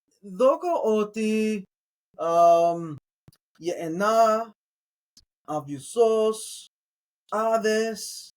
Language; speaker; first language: Greek; non-native, learner; English